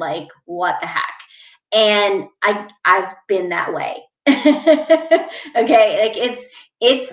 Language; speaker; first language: English; native; English